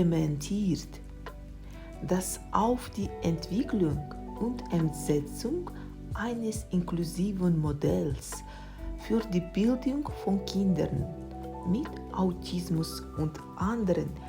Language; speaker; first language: German; non-native, learner; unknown